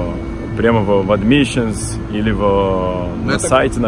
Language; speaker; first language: Russian; non-native, fluent; Portuguese